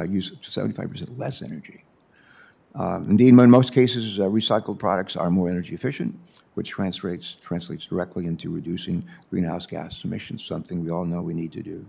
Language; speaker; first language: English; native; English